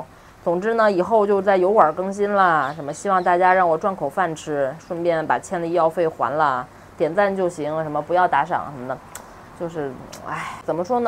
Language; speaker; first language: Chinese; native; Chinese